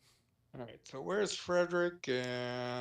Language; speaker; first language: English; native; English